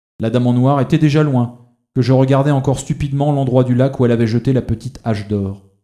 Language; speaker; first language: French; native; French